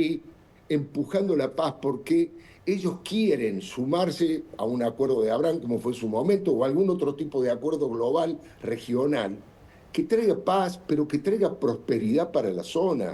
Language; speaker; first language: Spanish; native; Spanish